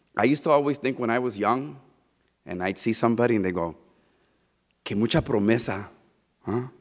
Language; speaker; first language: English; early bilingual, other home language; Spanish